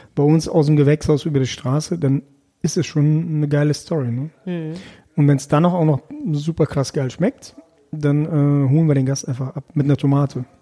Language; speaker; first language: German; early bilingual, other home language; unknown